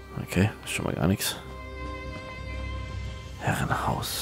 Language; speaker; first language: German; native; German